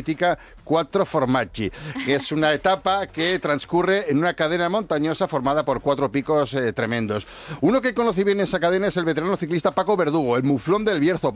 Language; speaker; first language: Spanish; native; Spanish